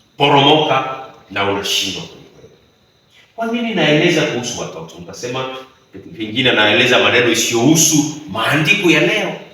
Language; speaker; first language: Swahili; native; Swahili